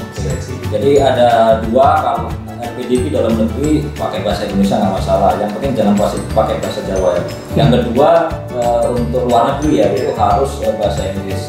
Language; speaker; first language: Indonesian; non-native, local second language; Javanese